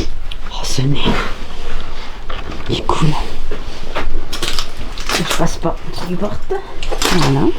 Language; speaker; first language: French; native; French